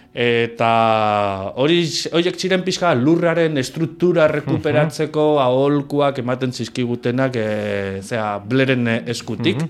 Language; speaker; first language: Basque; non-native, local second language; Spanish